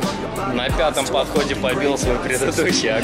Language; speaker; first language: Russian; native; Russian